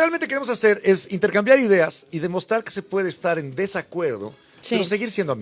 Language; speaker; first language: Spanish; native; Spanish